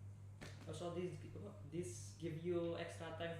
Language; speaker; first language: English; non-native, learner; Indonesian